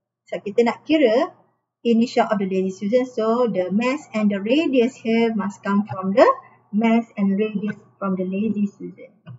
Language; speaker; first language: English; non-native, local second language; Malay